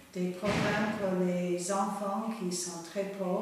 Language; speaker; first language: French; non-native, fluent; Bangla